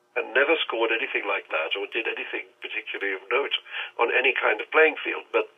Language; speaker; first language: English; non-native, local second language; Urdu